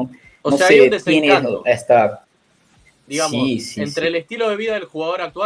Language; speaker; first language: Spanish; native; Spanish